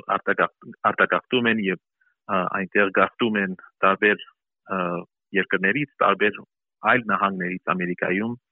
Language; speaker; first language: Armenian; early bilingual, heritage; Armenian